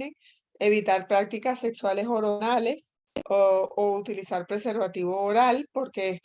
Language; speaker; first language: Spanish; native; Spanish